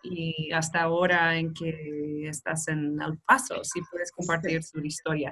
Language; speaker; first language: Spanish; non-native, fluent; English